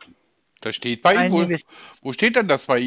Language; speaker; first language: German; native; German